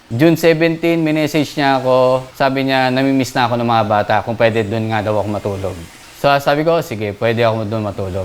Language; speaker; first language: Filipino; native; Filipino